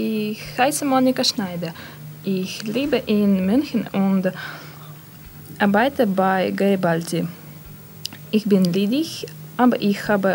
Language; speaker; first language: German; non-native, learner; Russian